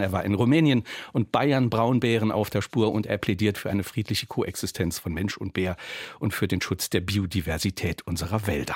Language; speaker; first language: German; native; German